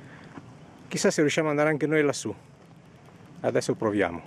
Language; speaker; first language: Italian; native; Italian